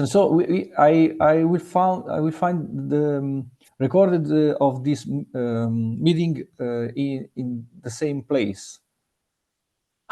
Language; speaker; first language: English; non-native, fluent; Italian